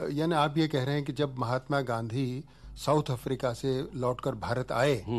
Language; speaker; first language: Hindi; native; Hindi